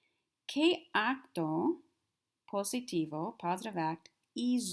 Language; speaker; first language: Spanish; non-native, fluent; English